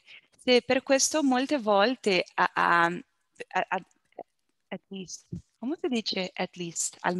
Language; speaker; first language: Italian; non-native, learner; Portuguese